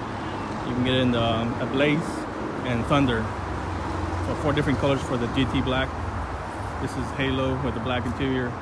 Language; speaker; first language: English; native; English